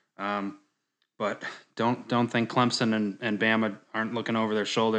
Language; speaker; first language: English; native; English